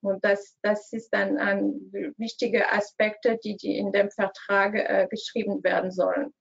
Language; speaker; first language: German; non-native, learner; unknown